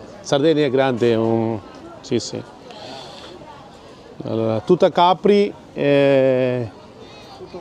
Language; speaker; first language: Italian; non-native, learner; Malayalam